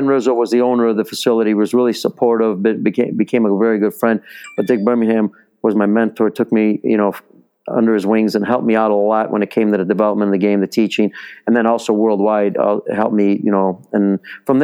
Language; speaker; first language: English; early bilingual, other home language; Italian